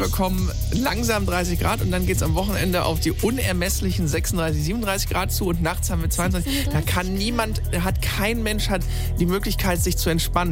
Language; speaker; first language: German; native; German